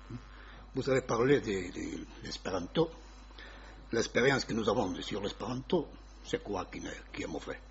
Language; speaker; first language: French; non-native, learner; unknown